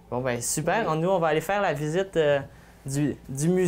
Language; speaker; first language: French; native; French